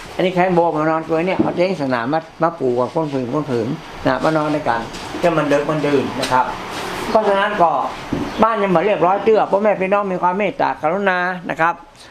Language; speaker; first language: Thai; native; Thai